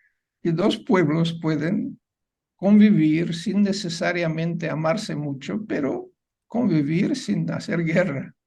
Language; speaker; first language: Spanish; non-native, fluent; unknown